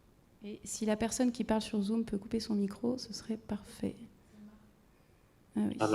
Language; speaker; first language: French; native; French